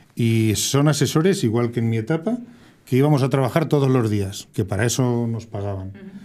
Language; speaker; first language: Spanish; native; Spanish